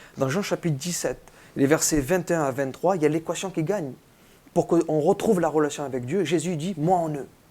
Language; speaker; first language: French; native; French